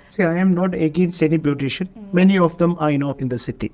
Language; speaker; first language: English; non-native, local second language; Malayalam